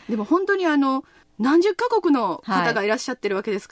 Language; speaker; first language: Japanese; native; Japanese